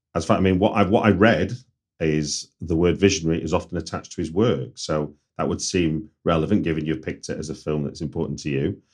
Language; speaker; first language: English; native; English